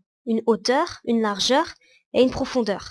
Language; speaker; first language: French; native; French